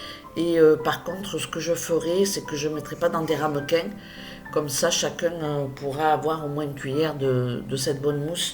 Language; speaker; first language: French; native; French